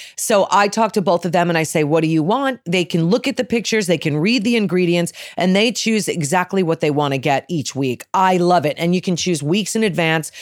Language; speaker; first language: English; native; English